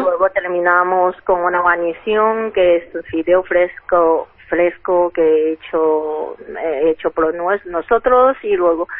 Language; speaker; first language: Spanish; non-native, fluent; Chinese